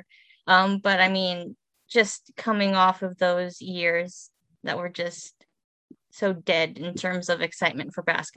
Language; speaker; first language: English; native; English